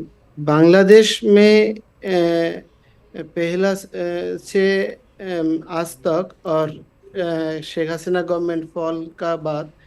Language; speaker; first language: Hindi; non-native, learner; Bangla